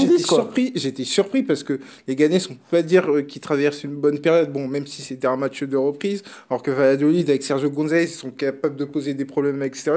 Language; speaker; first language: French; native; French